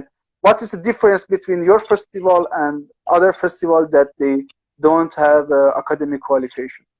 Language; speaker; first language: English; non-native, learner; Persian